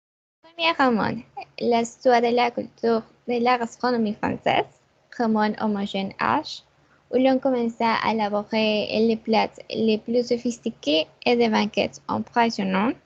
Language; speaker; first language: French; non-native, learner; Spanish